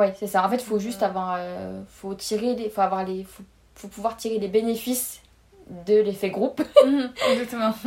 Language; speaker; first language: French; native; French